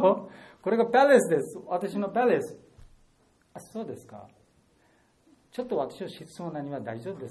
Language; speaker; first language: Japanese; non-native, learner; Bangla